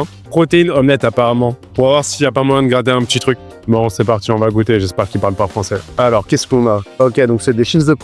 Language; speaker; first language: French; native; French